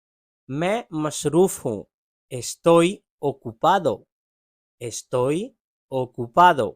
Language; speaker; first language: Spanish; non-native, fluent; Urdu